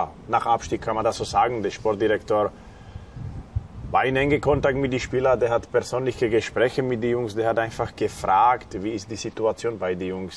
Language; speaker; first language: German; non-native, fluent; Slovak